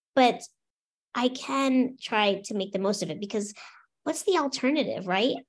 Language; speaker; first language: English; native; English